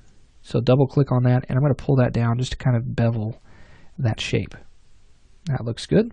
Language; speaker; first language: English; native; English